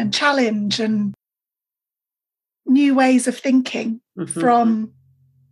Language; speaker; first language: English; native; English